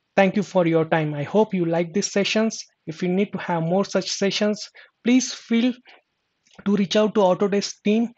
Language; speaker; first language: English; non-native, local second language; Marathi